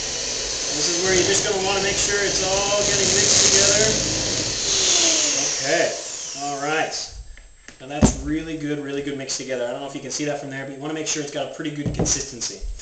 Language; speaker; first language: English; native; English